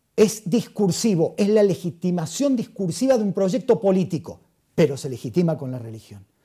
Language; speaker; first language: Spanish; native; Spanish